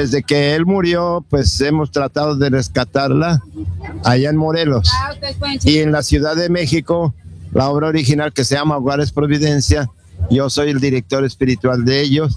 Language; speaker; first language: Spanish; native; Spanish